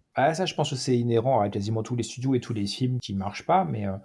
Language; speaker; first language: French; native; French